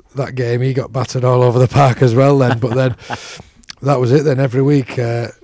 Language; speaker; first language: English; native; English